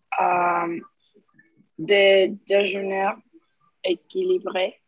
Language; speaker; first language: French; non-native, learner; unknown